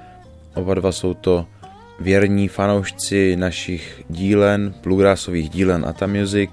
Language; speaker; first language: Czech; native; Czech